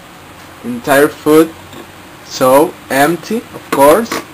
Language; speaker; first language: English; non-native, learner; Spanish